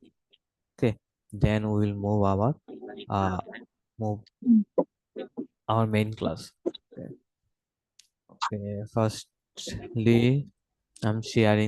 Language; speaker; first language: English; non-native, fluent; Bangla